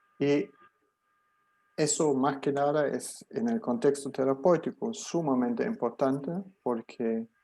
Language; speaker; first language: Spanish; non-native, fluent; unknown